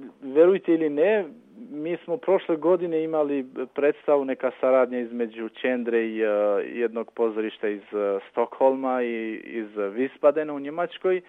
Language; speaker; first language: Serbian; non-native, local second language; Albanian